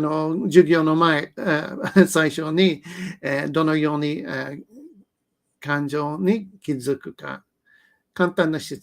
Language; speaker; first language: Japanese; non-native, learner; English